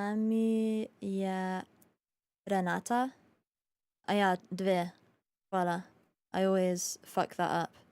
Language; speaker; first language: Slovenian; early bilingual, heritage; Slovenian